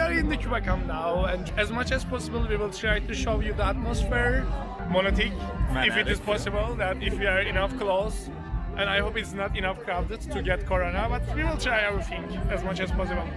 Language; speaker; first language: English; non-native, fluent; Turkish